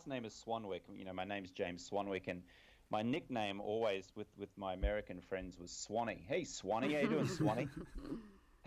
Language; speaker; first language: English; native; English